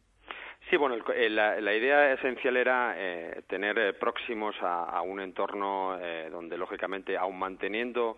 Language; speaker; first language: Spanish; native; Spanish